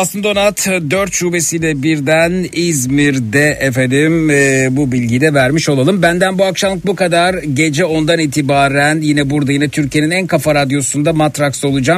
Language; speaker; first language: Turkish; native; Turkish